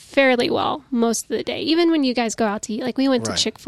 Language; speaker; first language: English; native; English